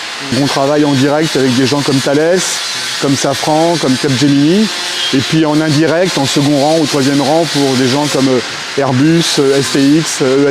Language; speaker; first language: French; native; French